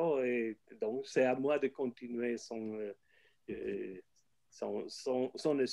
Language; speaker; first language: French; non-native, fluent; Italian